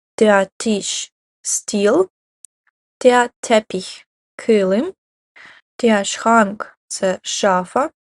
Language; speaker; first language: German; non-native, fluent; Ukrainian